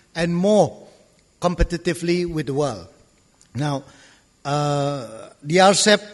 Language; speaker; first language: English; non-native, local second language; Malay